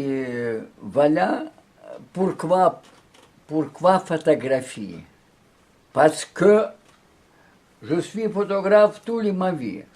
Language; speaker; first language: French; non-native, learner; Russian